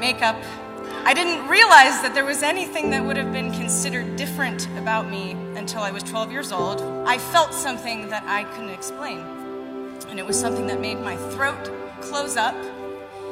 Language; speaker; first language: English; native; English